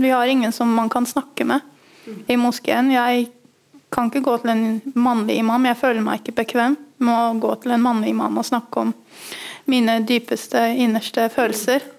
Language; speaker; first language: Norwegian; early bilingual, other home language; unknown